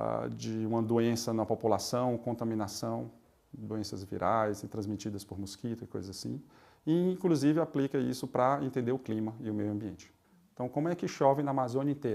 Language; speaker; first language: Portuguese; native; Portuguese